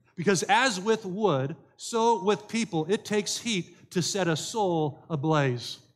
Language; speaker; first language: English; native; English